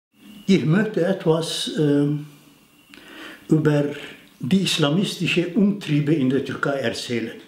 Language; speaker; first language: German; non-native, fluent; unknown